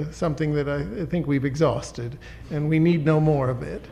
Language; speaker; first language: English; native; English